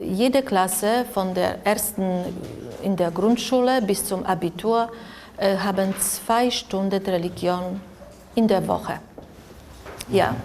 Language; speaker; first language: German; non-native, fluent; Polish